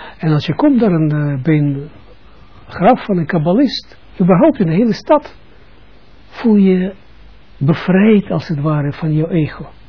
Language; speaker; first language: Dutch; non-native, fluent; Russian